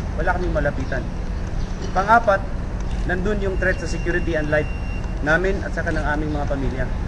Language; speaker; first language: Filipino; non-native, local second language; Cebuano